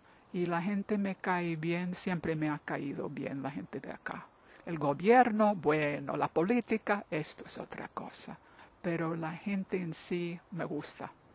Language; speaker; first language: Spanish; non-native, fluent; English